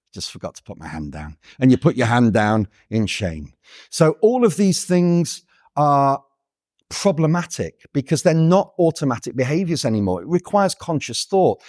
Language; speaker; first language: English; native; English